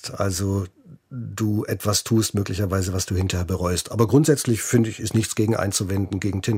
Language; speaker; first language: German; native; German